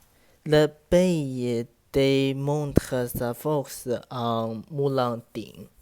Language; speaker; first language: French; non-native, learner; Chinese